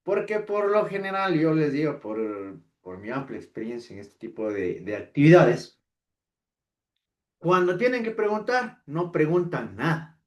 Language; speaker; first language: Spanish; native; Spanish